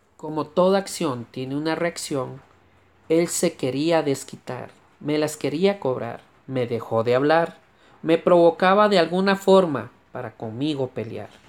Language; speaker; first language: Spanish; native; Spanish